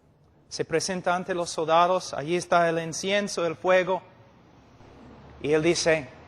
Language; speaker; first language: Spanish; non-native, fluent; English